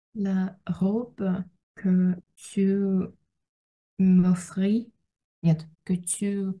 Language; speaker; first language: French; non-native, learner; Russian